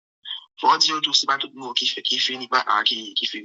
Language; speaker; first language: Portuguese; non-native, learner; Haitian Creole